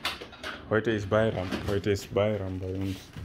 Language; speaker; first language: German; non-native, learner; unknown